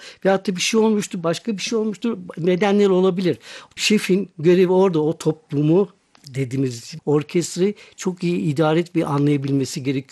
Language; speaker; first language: Turkish; native; Turkish